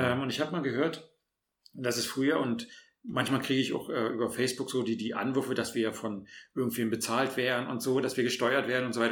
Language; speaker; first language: German; native; German